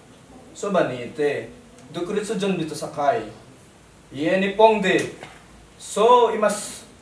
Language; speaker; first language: Japanese; non-native, learner; Indonesian